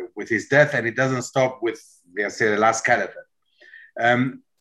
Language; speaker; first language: English; non-native, fluent; German